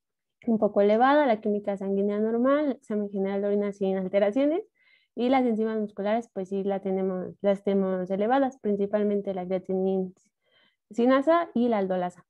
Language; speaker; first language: Spanish; native; Spanish